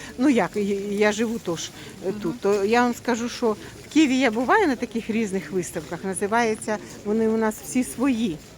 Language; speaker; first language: Ukrainian; native; Ukrainian